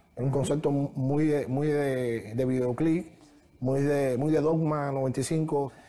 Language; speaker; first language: Spanish; native; Spanish